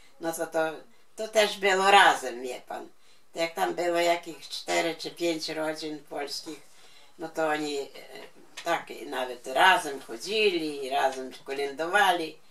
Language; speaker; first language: Polish; non-native, local second language; Ukrainian